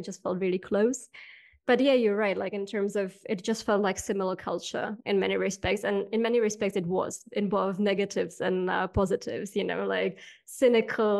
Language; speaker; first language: English; non-native, fluent; Czech